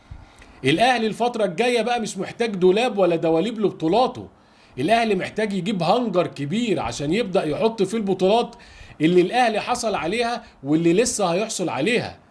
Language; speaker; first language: Arabic; native; Arabic